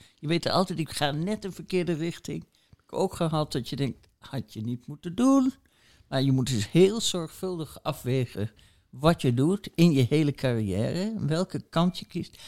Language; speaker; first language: Dutch; native; Dutch